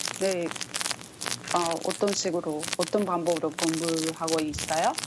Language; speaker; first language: Korean; non-native, learner; Japanese